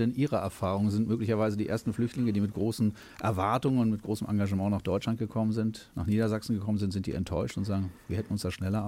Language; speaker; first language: German; native; German